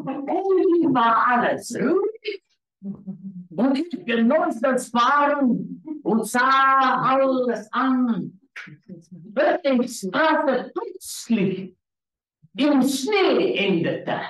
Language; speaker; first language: German; non-native, learner; Afrikaans